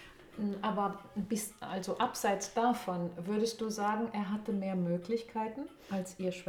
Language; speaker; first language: German; native; German